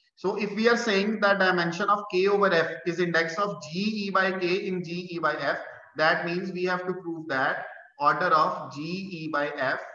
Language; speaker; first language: English; non-native, local second language; Punjabi